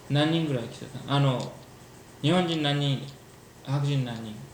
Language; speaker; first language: Japanese; early bilingual, heritage; Japanese